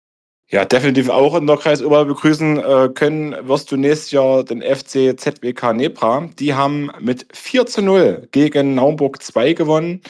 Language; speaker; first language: German; native; German